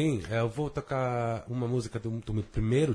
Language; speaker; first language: Portuguese; non-native, fluent; English